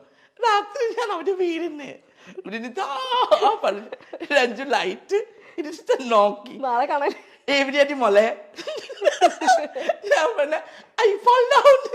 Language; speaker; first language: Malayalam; non-native, fluent; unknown